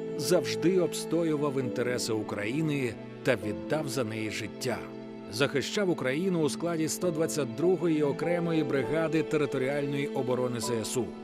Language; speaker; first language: Ukrainian; native; Ukrainian